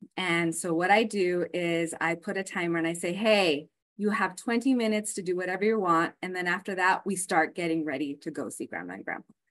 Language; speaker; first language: English; native; English